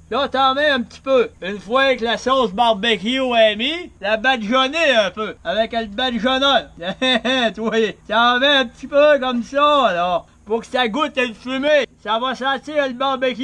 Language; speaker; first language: French; native; French